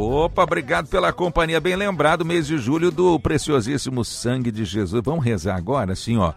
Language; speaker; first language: Portuguese; native; Portuguese